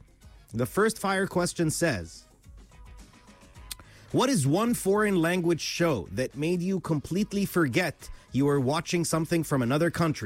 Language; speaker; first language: English; non-native, local second language; Arabic